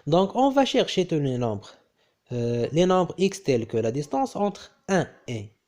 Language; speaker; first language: French; non-native, local second language; Arabic